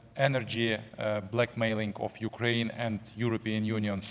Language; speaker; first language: English; non-native, fluent; Ukrainian